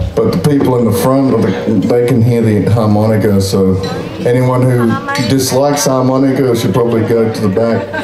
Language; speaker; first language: English; native; English